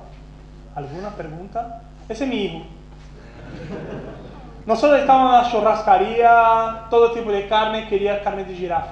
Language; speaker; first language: Spanish; non-native, fluent; Portuguese